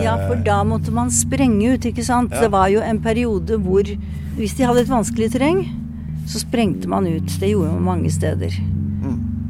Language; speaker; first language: Norwegian; native; Norwegian